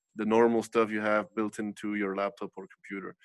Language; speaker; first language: English; non-native, fluent; Dutch